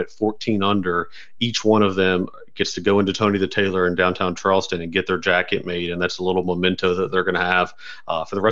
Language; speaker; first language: English; native; English